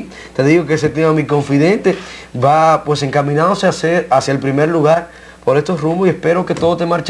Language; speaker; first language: Spanish; native; Spanish